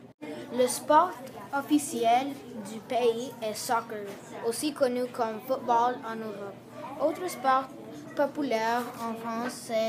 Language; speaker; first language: French; non-native, learner; English